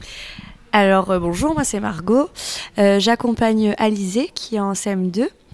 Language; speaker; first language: French; native; French